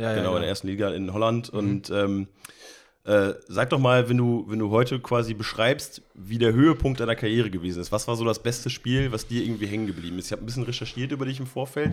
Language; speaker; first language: German; native; German